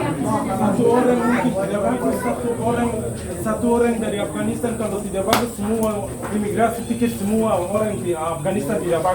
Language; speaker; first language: Indonesian; non-native, learner; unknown